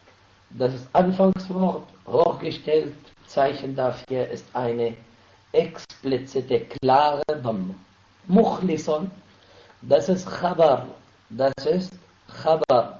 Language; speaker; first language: German; non-native, fluent; Arabic